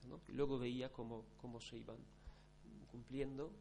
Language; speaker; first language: Spanish; non-native, fluent; Polish